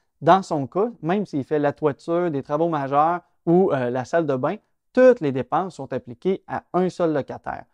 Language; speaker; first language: French; native; French